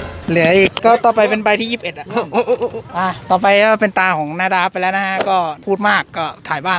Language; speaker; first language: Thai; non-native, fluent; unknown